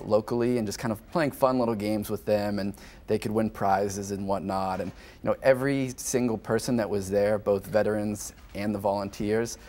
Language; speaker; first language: English; native; English